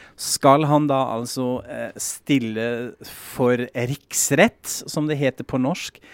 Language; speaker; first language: Norwegian; non-native, fluent; German